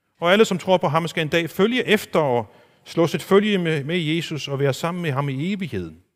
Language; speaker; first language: Danish; non-native, local second language; Faroese